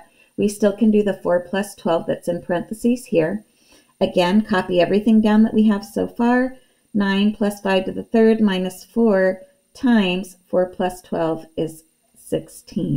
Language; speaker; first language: English; native; English